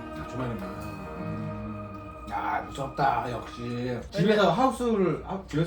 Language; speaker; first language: Korean; native; Korean